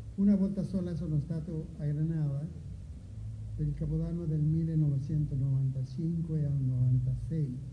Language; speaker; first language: Italian; non-native, fluent; Spanish